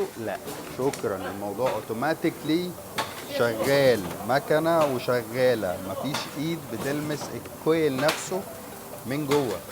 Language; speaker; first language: Arabic; native; Arabic